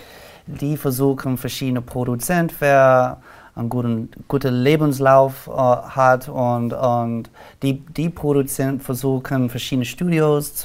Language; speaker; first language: German; non-native, learner; English